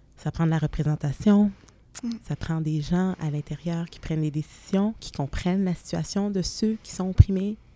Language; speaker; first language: French; native; French